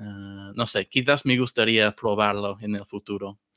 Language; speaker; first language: Spanish; non-native, fluent; English